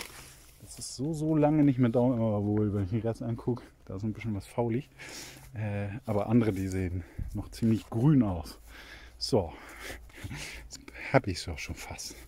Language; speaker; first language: German; native; German